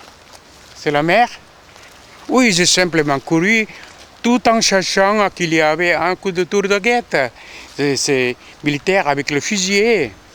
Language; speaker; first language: French; non-native, fluent; Korean